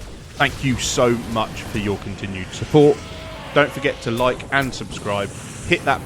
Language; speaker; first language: English; native; English